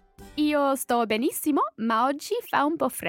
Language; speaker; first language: Italian; non-native, learner; English